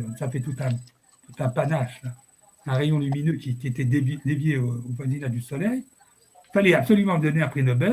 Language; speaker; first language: French; native; French